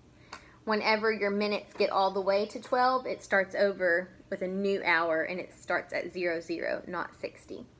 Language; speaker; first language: English; native; English